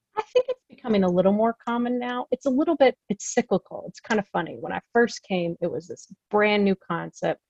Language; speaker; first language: English; native; English